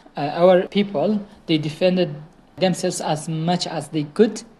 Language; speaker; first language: English; non-native, fluent; Kurdish